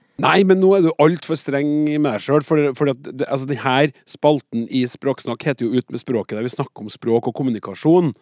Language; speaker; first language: Norwegian; native; Norwegian